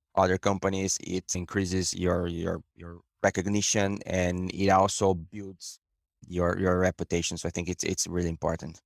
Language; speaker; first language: English; non-native, fluent; Portuguese